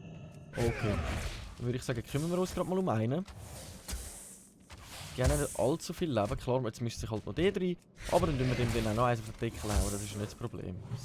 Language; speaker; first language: German; native; German